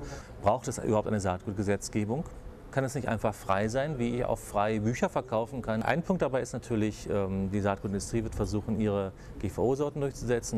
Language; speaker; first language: German; native; German